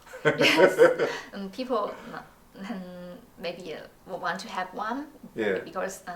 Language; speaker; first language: English; non-native, learner; Chinese